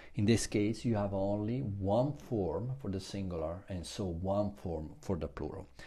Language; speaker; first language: English; non-native, fluent; Italian